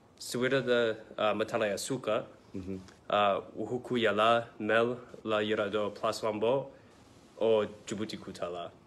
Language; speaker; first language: Somali; non-native, learner; English